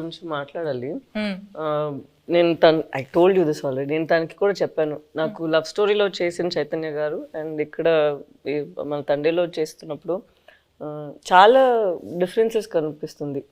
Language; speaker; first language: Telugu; non-native, fluent; Tamil